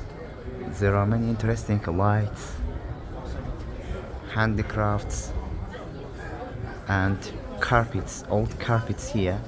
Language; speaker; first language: English; non-native, learner; Azerbaijani